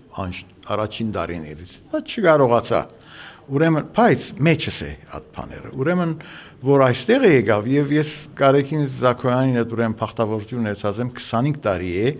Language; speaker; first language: Armenian; early bilingual, heritage; Armenian